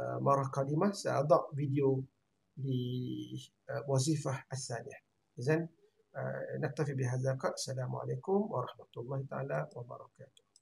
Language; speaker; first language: Arabic; non-native, fluent; Malay